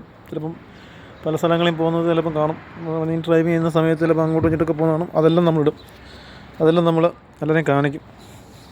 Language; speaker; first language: Malayalam; native; Malayalam